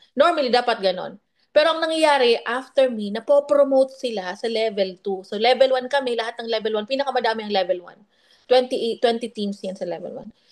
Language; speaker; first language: Filipino; non-native, local second language; Bikol